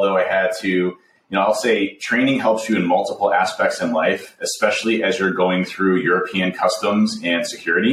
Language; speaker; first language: English; native; English